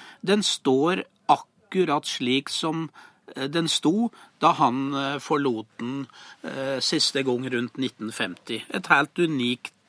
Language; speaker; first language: Norwegian; native; Norwegian